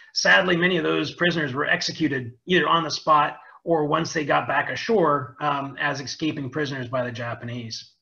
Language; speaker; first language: English; native; English